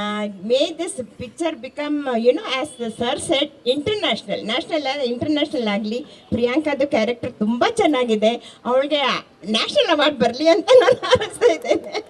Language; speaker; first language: Kannada; non-native, local second language; Malayalam